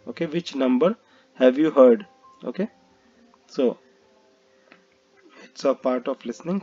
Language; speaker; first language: English; non-native, local second language; Hindi